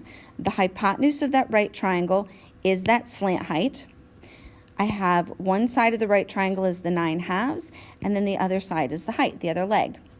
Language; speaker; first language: English; native; English